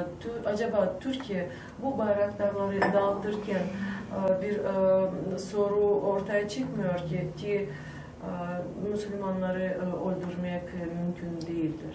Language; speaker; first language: Turkish; non-native, fluent; Tajik